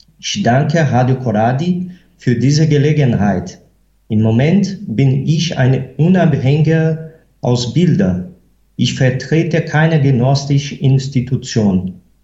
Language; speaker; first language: German; non-native, fluent; Portuguese